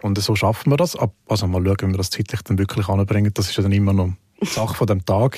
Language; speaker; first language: German; native; German